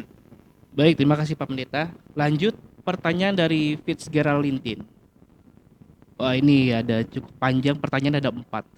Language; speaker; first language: Indonesian; native; Indonesian